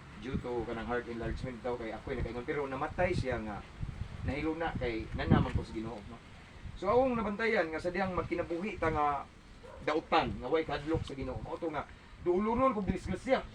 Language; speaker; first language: Cebuano; native; Cebuano